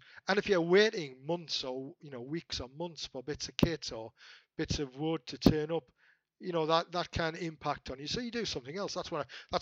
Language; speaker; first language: English; native; English